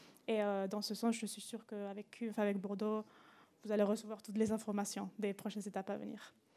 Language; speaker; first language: French; non-native, fluent; Spanish